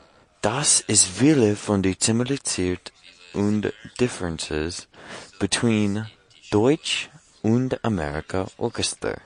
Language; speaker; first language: German; non-native, learner; English